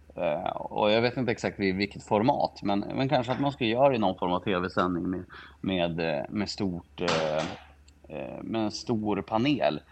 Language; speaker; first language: Swedish; native; Swedish